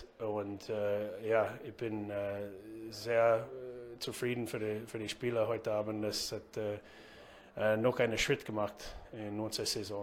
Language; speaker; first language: German; non-native, learner; English